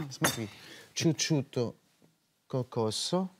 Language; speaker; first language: Russian; non-native, learner; Italian